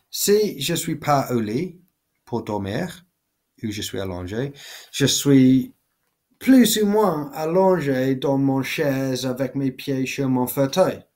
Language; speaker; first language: French; non-native, learner; English